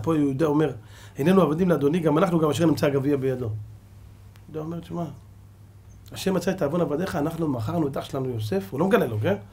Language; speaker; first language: Hebrew; native; Hebrew